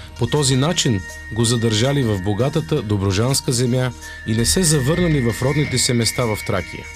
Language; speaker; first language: Bulgarian; native; Bulgarian